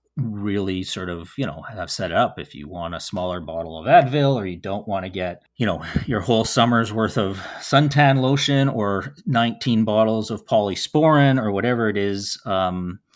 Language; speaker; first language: English; native; English